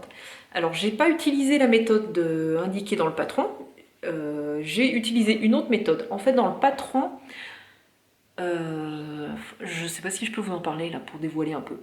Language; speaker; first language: French; native; French